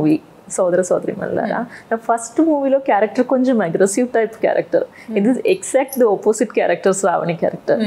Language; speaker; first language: Telugu; non-native, fluent; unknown